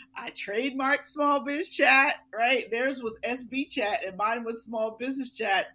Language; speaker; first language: English; native; English